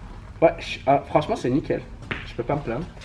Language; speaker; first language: French; native; French